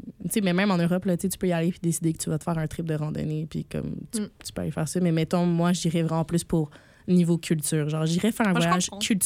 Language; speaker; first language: French; native; French